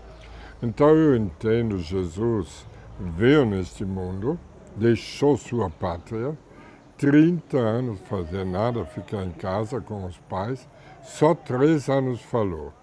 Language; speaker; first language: Portuguese; non-native, fluent; German